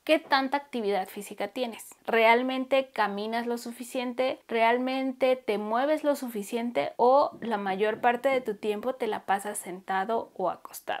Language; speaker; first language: Spanish; native; Spanish